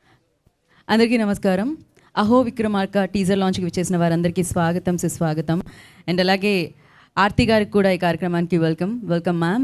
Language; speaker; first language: Telugu; native; Telugu